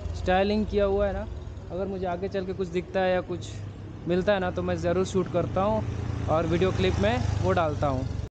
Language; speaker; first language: Hindi; native; Hindi